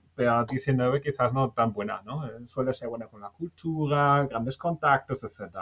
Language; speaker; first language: Spanish; non-native, fluent; German